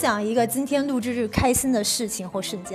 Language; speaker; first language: Chinese; native; Chinese